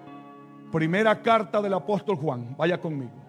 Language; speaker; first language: Spanish; native; Spanish